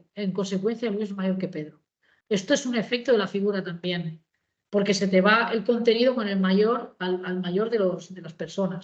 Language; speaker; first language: Spanish; native; Spanish